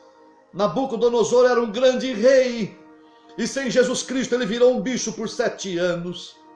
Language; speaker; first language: Portuguese; native; Portuguese